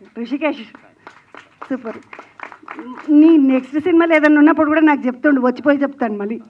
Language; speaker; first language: Telugu; native; Telugu